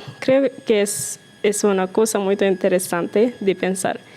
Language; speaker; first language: Spanish; non-native, learner; Arabic